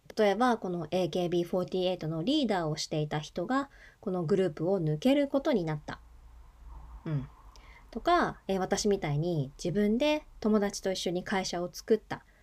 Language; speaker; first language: Japanese; native; Japanese